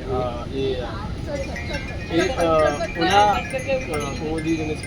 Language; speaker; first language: French; non-native, learner; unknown